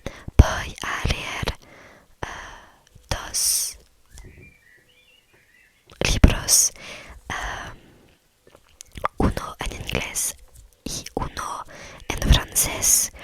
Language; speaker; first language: Spanish; non-native, learner; French